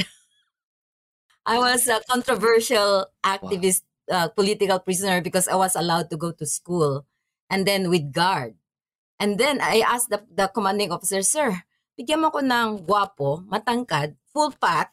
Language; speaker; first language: English; non-native, local second language; Maranao